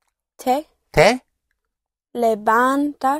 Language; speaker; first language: Spanish; non-native, learner; English